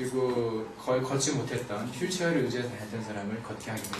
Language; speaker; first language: Korean; native; Korean